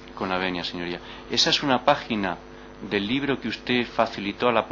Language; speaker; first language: Spanish; native; Spanish